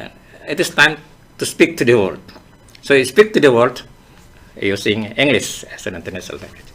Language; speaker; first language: English; non-native, fluent; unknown